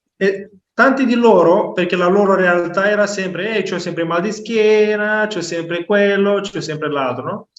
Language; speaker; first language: Italian; non-native, fluent; Romanian